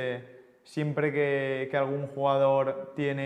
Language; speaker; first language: Portuguese; non-native, learner; Spanish